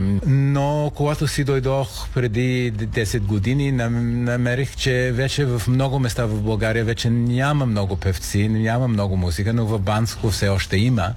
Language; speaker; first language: Bulgarian; non-native, fluent; English